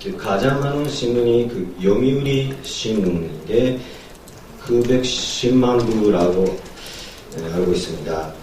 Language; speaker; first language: Korean; non-native, learner; Japanese